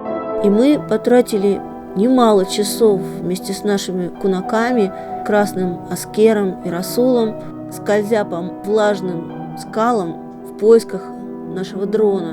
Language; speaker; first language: Russian; native; Russian